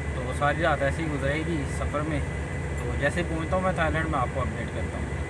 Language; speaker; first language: Urdu; non-native, local second language; Punjabi